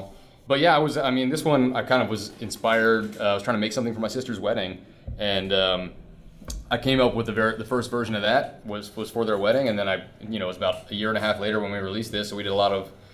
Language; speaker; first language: English; native; English